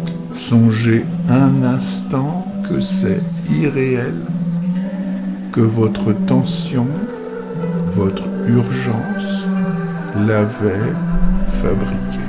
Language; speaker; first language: French; native; French